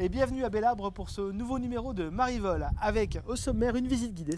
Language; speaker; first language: French; native; French